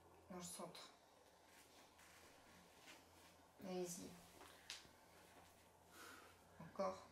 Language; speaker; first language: French; native; French